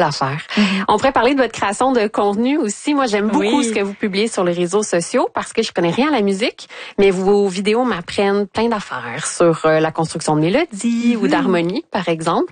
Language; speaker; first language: French; native; French